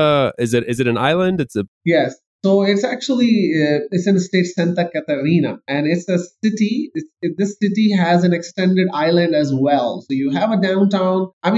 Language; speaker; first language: English; non-native, local second language; Urdu